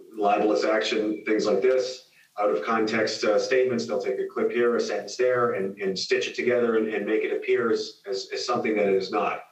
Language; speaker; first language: English; native; English